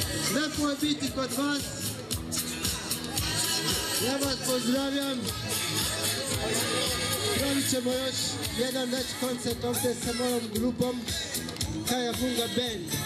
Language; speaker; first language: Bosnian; non-native, fluent; Swahili